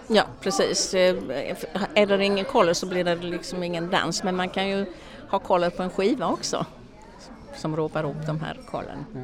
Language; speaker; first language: Swedish; native; Swedish